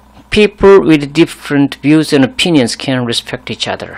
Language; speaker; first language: English; non-native, fluent; Korean